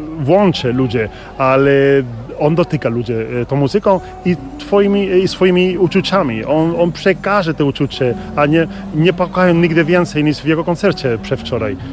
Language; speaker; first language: Polish; non-native, fluent; Spanish